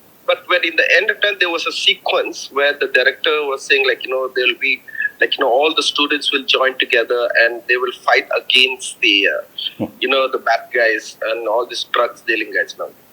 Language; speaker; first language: English; non-native, local second language; Tamil